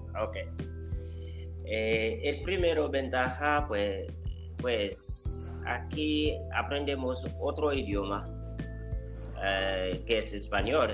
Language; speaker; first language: Spanish; non-native, learner; Haitian Creole